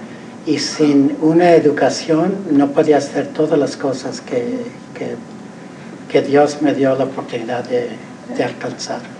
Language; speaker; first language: Spanish; early bilingual, heritage; Spanish